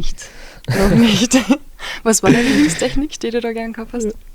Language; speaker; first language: German; native; German